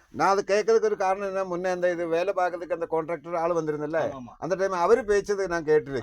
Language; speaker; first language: Tamil; non-native, local second language; Malayalam